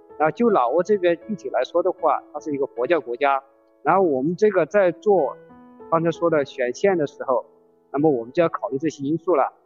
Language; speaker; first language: Chinese; native; Chinese